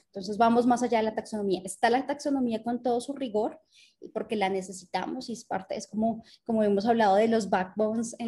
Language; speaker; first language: Spanish; native; Spanish